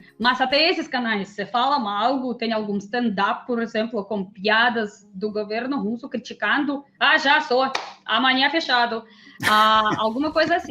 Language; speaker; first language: Portuguese; non-native, fluent; Russian